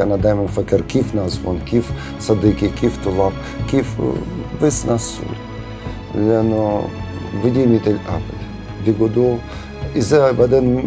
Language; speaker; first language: Arabic; non-native, learner; Russian